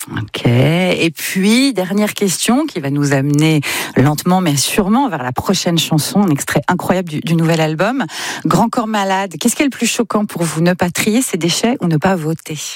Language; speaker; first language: French; native; French